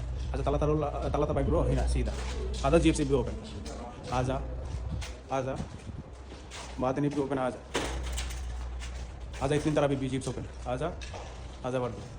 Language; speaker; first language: Arabic; non-native, learner; Bangla